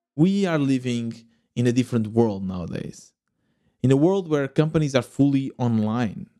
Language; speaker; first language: English; non-native, fluent; Portuguese